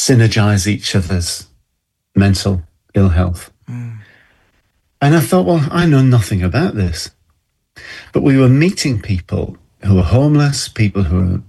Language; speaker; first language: English; native; English